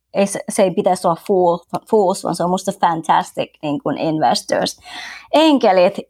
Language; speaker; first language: Finnish; early bilingual, other home language; Vietnamese